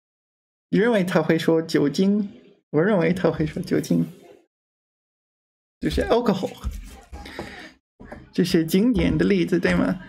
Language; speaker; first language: Chinese; non-native, learner; English